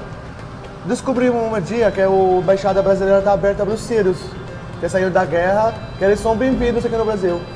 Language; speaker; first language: Portuguese; non-native, fluent; Arabic